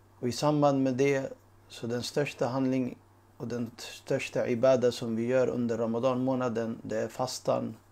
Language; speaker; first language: Swedish; early bilingual, other home language; Urdu